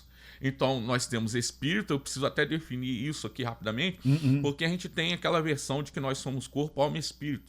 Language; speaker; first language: Portuguese; native; Portuguese